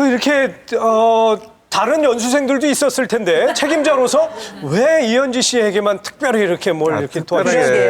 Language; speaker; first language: Korean; native; Korean